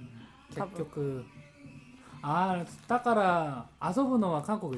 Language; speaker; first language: Japanese; non-native, fluent; Korean